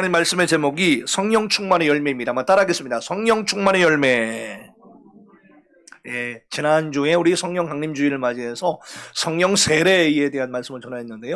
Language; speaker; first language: Korean; native; Korean